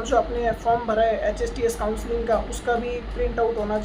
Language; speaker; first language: Hindi; native; Hindi